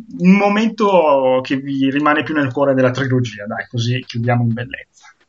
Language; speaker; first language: Italian; native; Italian